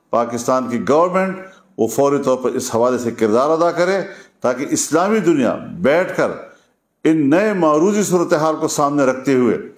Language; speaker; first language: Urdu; non-native, local second language; Pashto